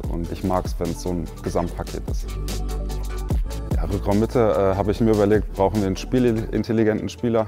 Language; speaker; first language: German; native; German